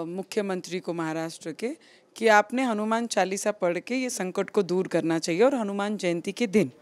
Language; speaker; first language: Hindi; non-native, local second language; Marathi